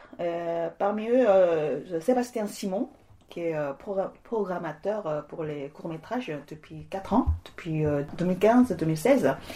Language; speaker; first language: French; non-native, fluent; Korean